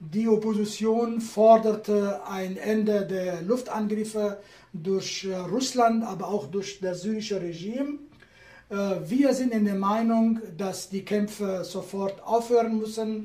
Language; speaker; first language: German; non-native, fluent; Kurdish